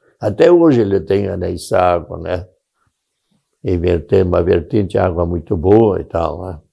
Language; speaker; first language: Portuguese; non-native, local second language; German